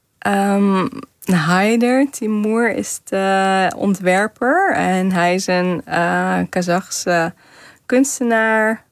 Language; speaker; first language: Dutch; early bilingual, other home language; Kazakh